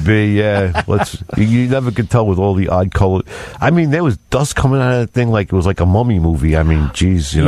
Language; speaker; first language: English; native; English